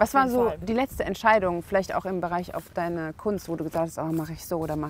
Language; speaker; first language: German; native; German